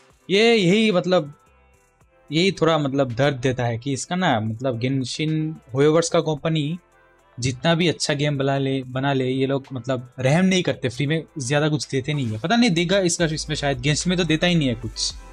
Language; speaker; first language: Hindi; native; Hindi